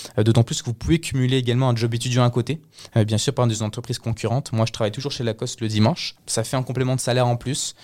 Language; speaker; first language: French; early bilingual, other home language; Spanish